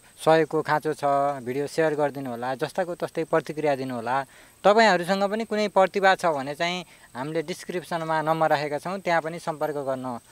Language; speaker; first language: Nepali; native; Nepali